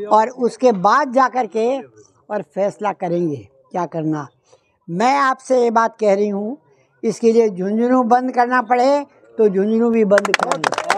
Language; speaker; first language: Hindi; native; Hindi